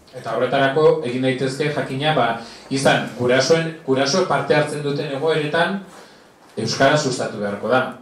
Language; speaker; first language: Basque; non-native, local second language; Spanish